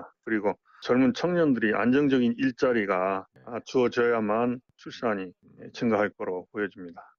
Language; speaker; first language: Korean; native; Korean